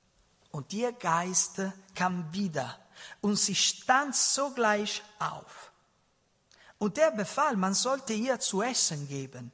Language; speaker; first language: German; non-native, learner; Italian